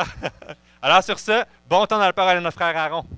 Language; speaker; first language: French; native; French